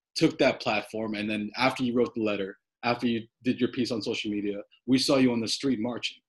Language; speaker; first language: English; native; English